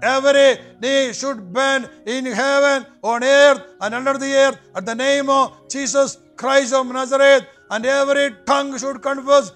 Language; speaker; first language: English; non-native, local second language; Malayalam